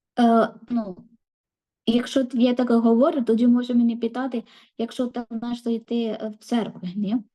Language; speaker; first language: Ukrainian; non-native, learner; Malayalam